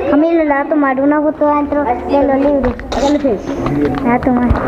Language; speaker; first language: Spanish; native; Spanish